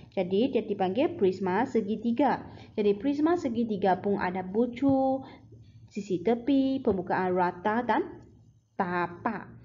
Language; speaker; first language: Malay; native; Malay